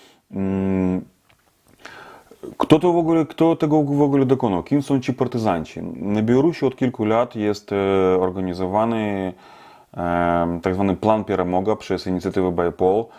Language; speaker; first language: Polish; non-native, fluent; Russian